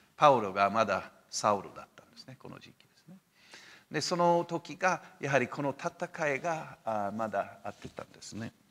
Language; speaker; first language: Japanese; non-native, fluent; English